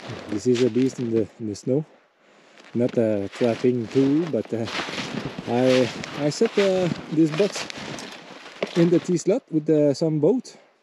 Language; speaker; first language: English; non-native, fluent; French